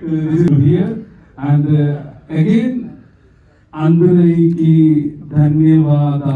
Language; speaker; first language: Telugu; non-native, learner; Malayalam